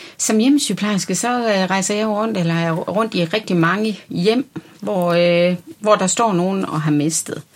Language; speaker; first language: Danish; native; Danish